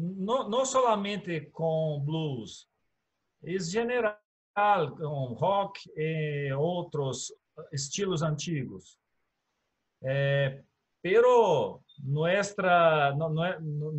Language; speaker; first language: Spanish; non-native, learner; Portuguese